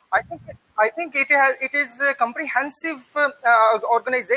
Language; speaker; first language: English; non-native, learner; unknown